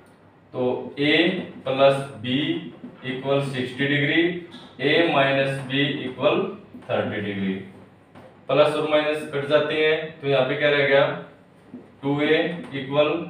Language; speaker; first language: Hindi; native; Hindi